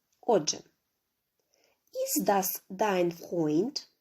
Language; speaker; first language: German; non-native, fluent; Ukrainian